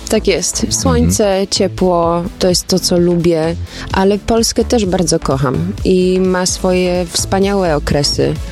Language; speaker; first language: Polish; early bilingual, other home language; German